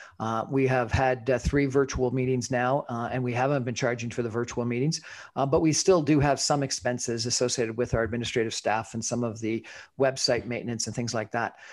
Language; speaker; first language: English; native; English